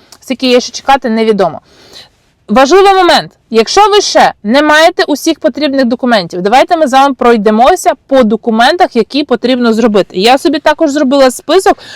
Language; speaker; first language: Ukrainian; non-native, local second language; Russian